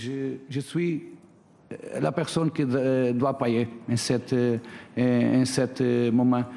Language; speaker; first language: French; non-native, learner; Portuguese